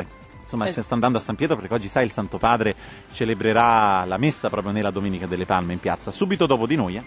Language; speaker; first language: Italian; native; Italian